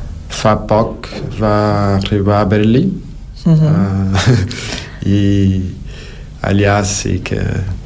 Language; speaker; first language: Catalan; non-native, learner; Portuguese